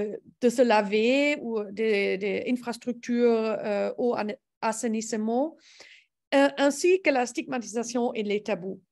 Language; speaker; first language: French; non-native, learner; English